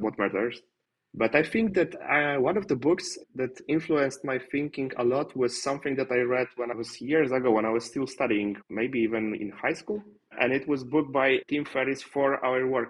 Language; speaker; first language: English; non-native, fluent; Polish